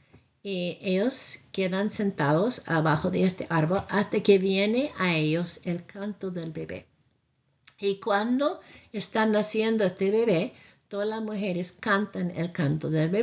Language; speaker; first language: Spanish; non-native, fluent; English